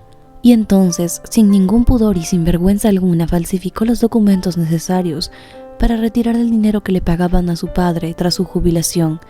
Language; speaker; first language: Spanish; native; Spanish